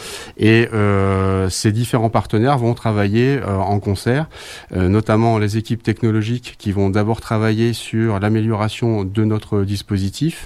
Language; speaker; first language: French; native; French